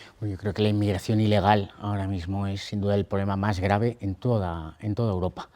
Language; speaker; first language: Spanish; native; Spanish